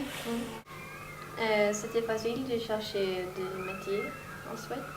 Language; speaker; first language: French; non-native, learner; Swedish